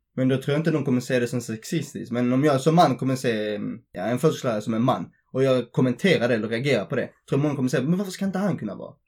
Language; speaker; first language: Swedish; early bilingual, other home language; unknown